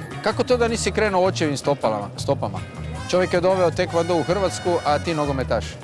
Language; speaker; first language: Croatian; native; Croatian